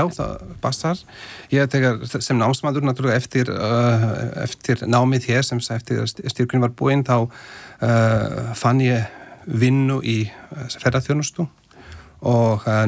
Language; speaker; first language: Icelandic; non-native, fluent; Slovak